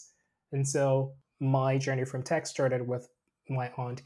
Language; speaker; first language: English; non-native, local second language; Krio